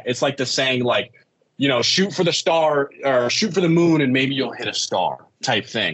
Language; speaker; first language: English; native; English